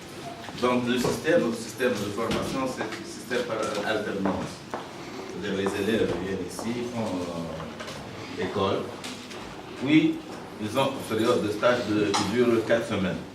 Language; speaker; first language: French; non-native, local second language; Arabic